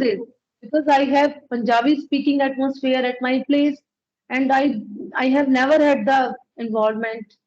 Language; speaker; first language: English; non-native, learner; Punjabi